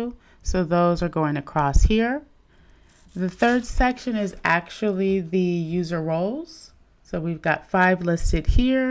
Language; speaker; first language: English; native; English